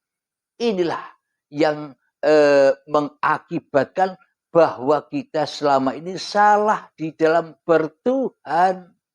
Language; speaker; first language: Indonesian; non-native, local second language; Javanese